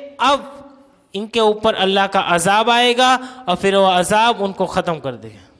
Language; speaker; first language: Urdu; non-native, local second language; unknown